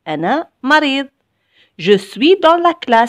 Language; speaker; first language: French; non-native, local second language; Arabic